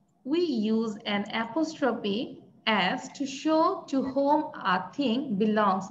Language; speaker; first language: English; non-native, local second language; Bangla